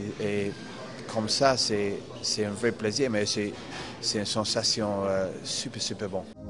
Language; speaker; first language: French; non-native, fluent; English